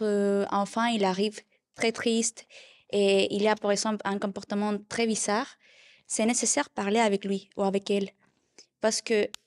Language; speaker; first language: French; non-native, learner; Spanish